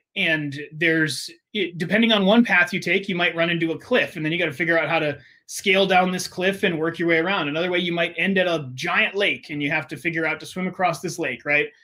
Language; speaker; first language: English; native; English